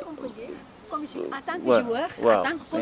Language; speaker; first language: French; non-native, local second language; Wolof